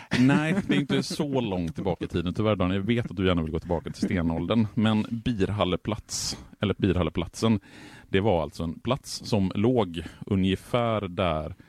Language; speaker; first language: Swedish; native; Swedish